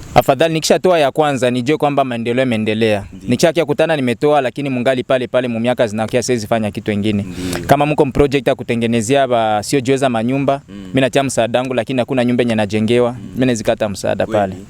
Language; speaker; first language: Swahili; native; Swahili